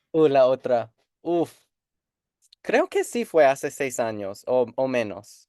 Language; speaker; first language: Spanish; non-native, fluent; English